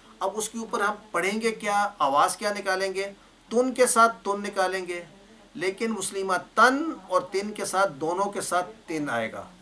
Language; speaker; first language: Urdu; native; Urdu